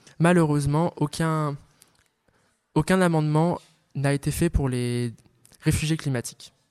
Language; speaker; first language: French; native; French